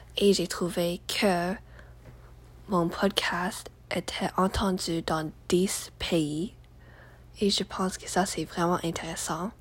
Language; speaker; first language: French; non-native, learner; English